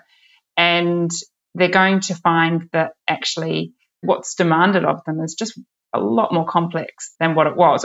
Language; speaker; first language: English; native; English